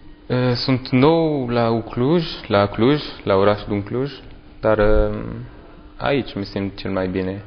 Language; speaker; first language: Romanian; non-native, learner; French